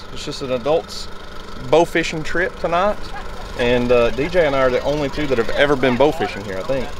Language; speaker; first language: English; native; English